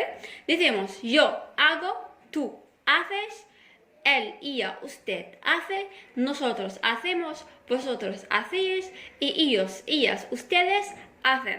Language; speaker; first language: Spanish; non-native, fluent; Arabic